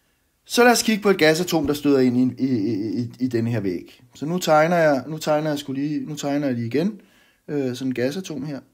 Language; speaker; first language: Danish; native; Danish